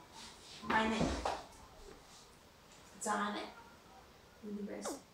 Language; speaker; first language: German; non-native, learner; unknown